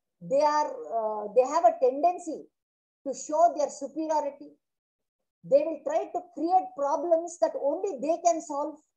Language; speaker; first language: English; non-native, local second language; Kannada